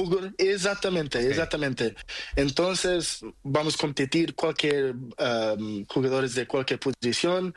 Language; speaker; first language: Spanish; non-native, learner; Portuguese